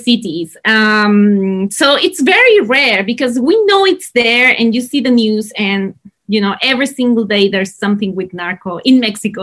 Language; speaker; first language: English; non-native, fluent; Spanish